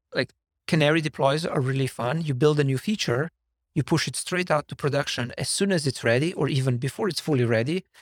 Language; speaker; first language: English; non-native, fluent; Slovenian